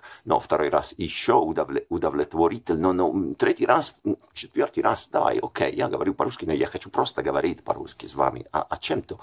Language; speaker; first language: Russian; non-native, fluent; Italian